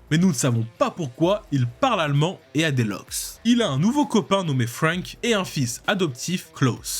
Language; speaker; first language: French; native; French